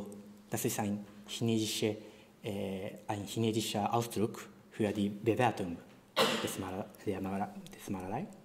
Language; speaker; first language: German; non-native, fluent; Japanese